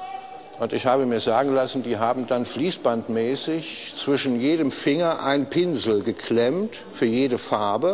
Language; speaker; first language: German; native; German